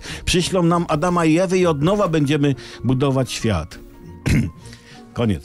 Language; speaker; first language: Polish; native; Polish